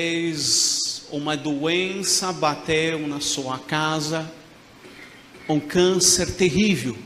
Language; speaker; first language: Portuguese; non-native, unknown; Arabic